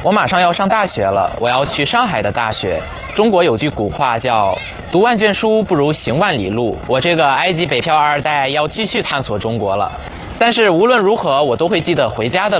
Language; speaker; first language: Chinese; native; Chinese